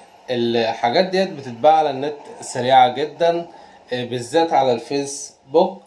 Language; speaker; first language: Arabic; native; Arabic